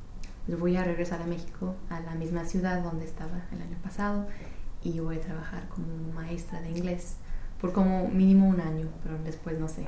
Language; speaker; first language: Spanish; non-native, fluent; English